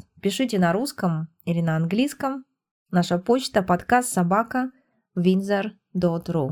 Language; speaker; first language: Russian; native; Russian